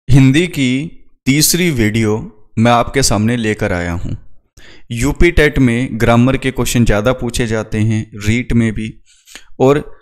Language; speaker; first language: Hindi; native; Hindi